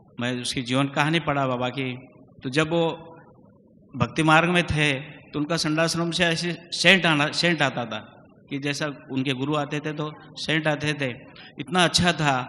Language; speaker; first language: Hindi; non-native, local second language; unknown